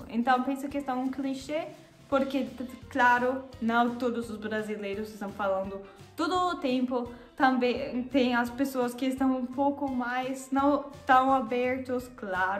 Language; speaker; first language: Portuguese; non-native, learner; German